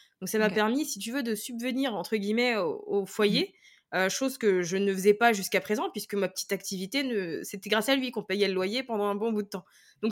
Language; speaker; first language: French; native; French